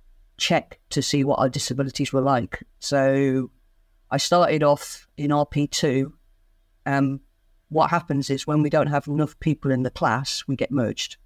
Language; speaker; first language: English; native; English